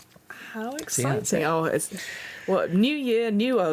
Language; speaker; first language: English; native; English